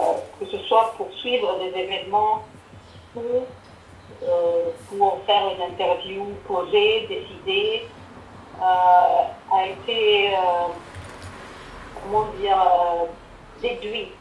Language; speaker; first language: French; non-native, fluent; Arabic